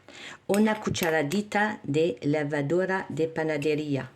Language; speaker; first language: Spanish; non-native, learner; Arabic